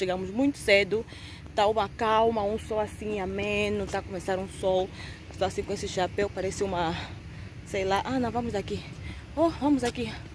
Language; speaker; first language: Portuguese; native; Portuguese